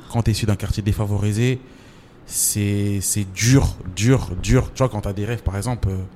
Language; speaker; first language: French; native; French